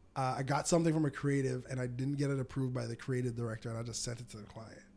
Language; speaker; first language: English; native; English